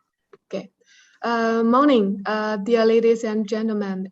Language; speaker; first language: English; non-native, fluent; Chinese